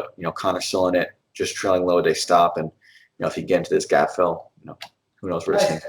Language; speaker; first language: English; native; English